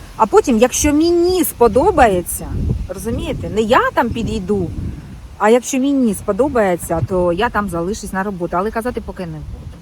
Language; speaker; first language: Ukrainian; non-native, local second language; Russian